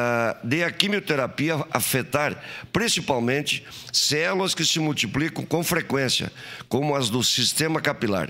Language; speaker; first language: Portuguese; native; Portuguese